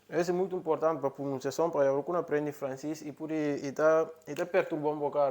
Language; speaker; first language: Portuguese; non-native, local second language; Upper Guinea Crioulo